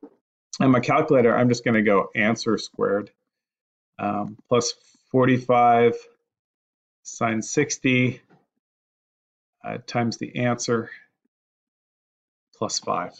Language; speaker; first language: English; native; English